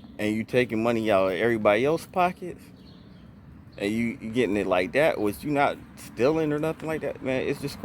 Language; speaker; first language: English; native; English